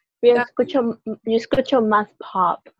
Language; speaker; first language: Spanish; early bilingual, other home language; English